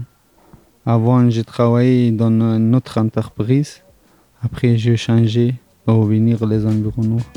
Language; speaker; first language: French; non-native, learner; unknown